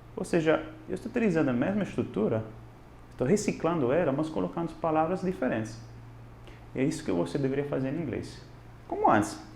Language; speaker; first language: Portuguese; non-native, fluent; Italian